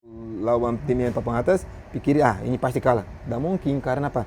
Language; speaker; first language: Indonesian; non-native, fluent; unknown